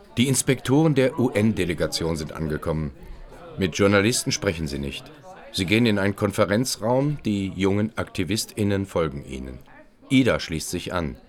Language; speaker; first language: German; native; German